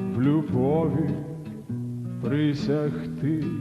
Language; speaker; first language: Ukrainian; early bilingual, heritage; Ukrainian